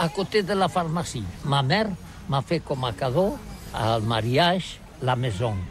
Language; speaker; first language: French; non-native, learner; Catalan